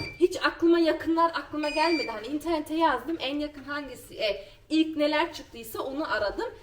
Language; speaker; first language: Turkish; early bilingual, heritage; Turkish